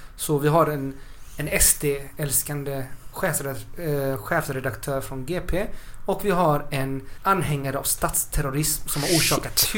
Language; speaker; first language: Swedish; early bilingual, other home language; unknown